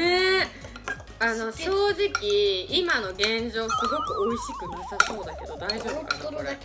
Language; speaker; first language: Japanese; native; Japanese